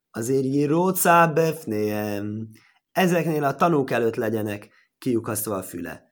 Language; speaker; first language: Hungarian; early bilingual, heritage; Hungarian